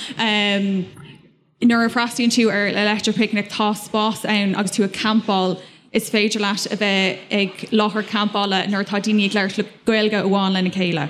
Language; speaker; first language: Irish; non-native, local second language; English